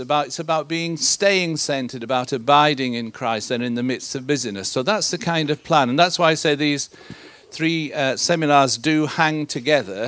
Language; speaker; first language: English; native; English